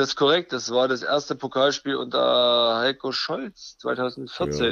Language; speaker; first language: German; native; German